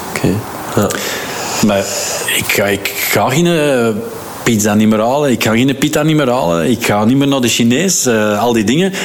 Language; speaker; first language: Dutch; native; Dutch